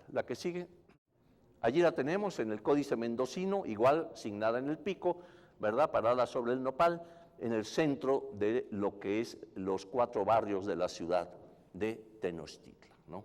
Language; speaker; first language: Spanish; native; Spanish